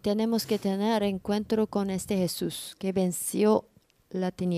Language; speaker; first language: Spanish; non-native, learner; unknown